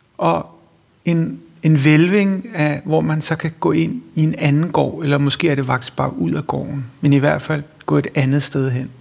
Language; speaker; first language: Danish; native; Danish